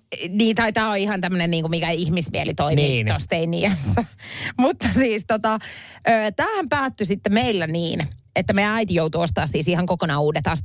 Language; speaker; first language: Finnish; native; Finnish